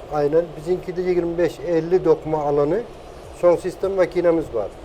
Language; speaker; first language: Turkish; non-native, fluent; Persian